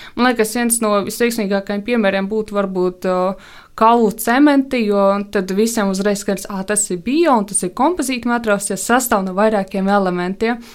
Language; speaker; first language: Latvian; non-native, local second language; Russian